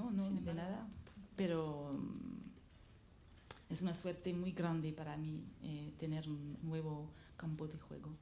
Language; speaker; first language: Spanish; non-native, learner; French